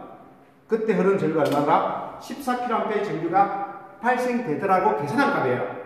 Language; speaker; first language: Korean; native; Korean